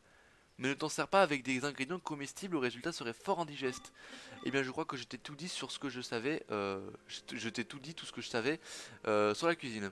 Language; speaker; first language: French; native; French